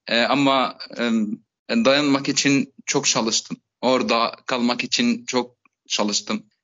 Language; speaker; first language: Turkish; non-native, fluent; Arabic